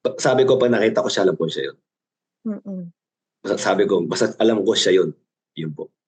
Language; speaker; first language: Filipino; early bilingual, other home language; Korean